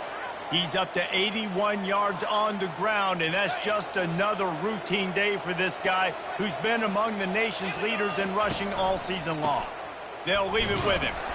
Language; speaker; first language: English; native; English